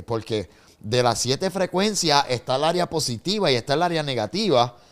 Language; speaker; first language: Spanish; native; Spanish